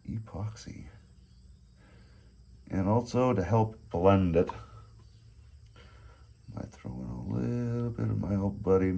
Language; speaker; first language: English; native; English